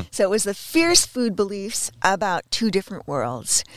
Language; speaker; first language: English; native; English